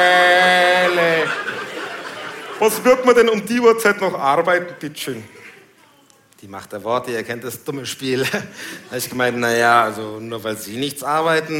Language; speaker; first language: German; native; German